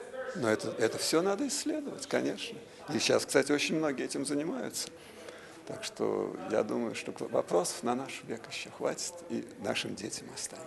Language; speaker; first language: Russian; native; Russian